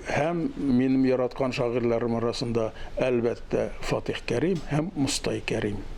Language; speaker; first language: Tatar; native; Tatar